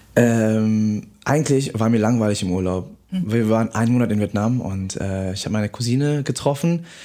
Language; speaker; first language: German; native; German